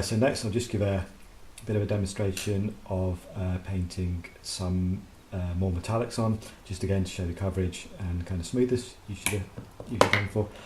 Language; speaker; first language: English; native; English